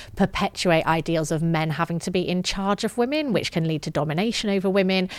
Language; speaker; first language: English; native; English